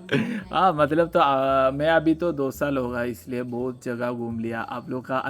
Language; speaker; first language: Hindi; non-native, local second language; Malayalam